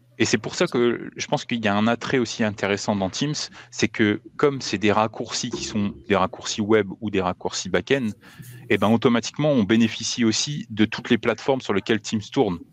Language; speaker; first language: French; native; French